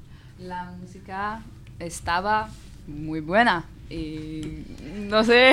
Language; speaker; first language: Spanish; non-native, learner; Hungarian